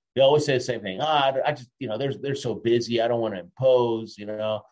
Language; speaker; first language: English; early bilingual, other home language; Spanish